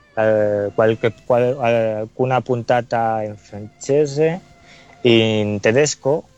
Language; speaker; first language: Italian; non-native, learner; Spanish